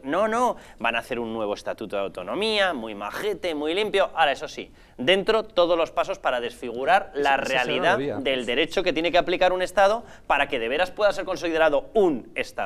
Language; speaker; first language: Spanish; native; Spanish